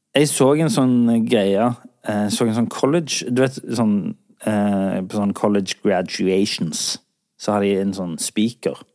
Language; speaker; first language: Norwegian; native; Norwegian